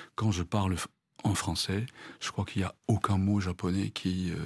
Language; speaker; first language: French; non-native, fluent; Japanese